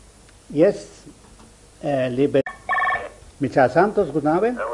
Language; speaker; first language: German; non-native, learner; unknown